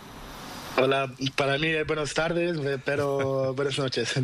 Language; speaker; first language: Spanish; non-native, learner; Portuguese